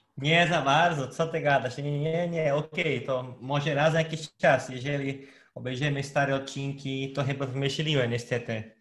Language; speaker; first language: Polish; non-native, fluent; Portuguese